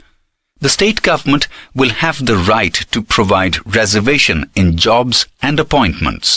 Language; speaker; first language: English; non-native, local second language; Gujarati